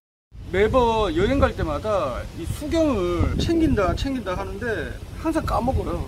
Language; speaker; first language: Korean; native; Korean